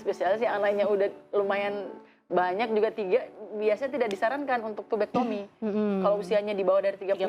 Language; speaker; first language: Indonesian; native; Indonesian